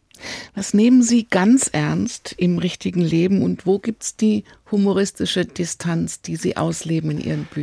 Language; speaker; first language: German; native; German